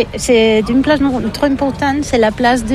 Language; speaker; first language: French; non-native, learner; Catalan